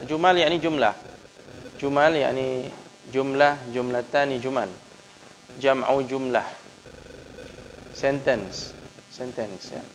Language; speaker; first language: Arabic; non-native, fluent; Indonesian